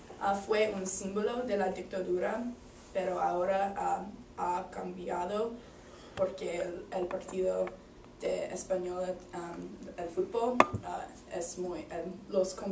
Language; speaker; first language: Spanish; non-native, learner; English